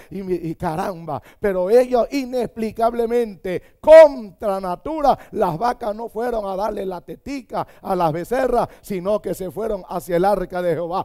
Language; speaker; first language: Spanish; native; Spanish